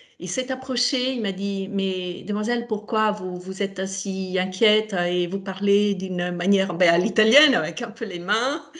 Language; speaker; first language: French; non-native, fluent; Italian